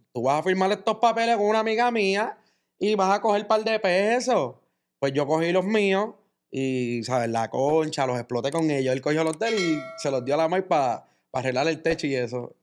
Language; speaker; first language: Spanish; native; Spanish